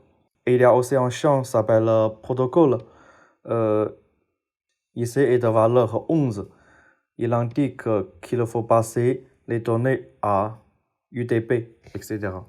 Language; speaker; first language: French; non-native, fluent; Chinese